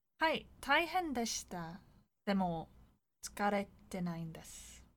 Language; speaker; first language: Japanese; non-native, learner; English